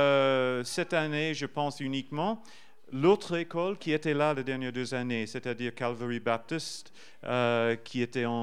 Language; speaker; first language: French; non-native, fluent; English